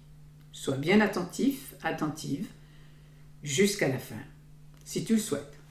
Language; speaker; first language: French; native; French